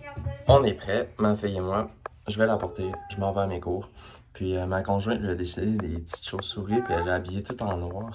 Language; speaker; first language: French; native; French